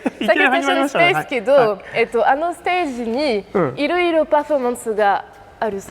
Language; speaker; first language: Japanese; non-native, learner; French